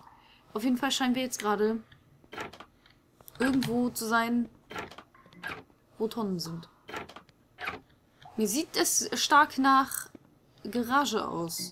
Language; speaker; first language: German; native; German